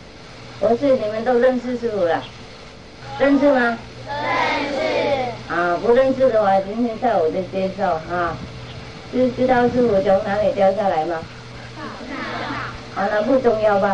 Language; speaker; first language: Chinese; non-native, fluent; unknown